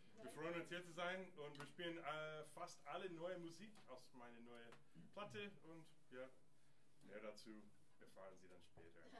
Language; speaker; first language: German; non-native, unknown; English